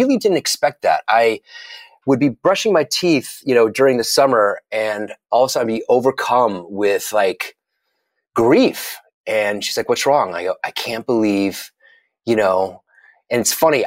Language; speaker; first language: English; native; English